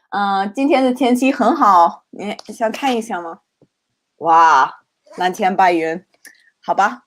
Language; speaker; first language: Chinese; non-native, fluent; English